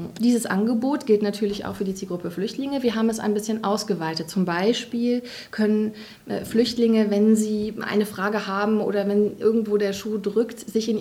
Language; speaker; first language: German; native; German